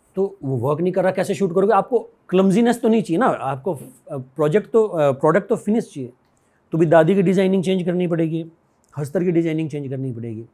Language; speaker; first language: Hindi; native; Hindi